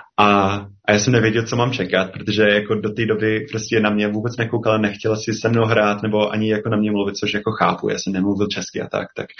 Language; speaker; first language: Czech; non-native, fluent; English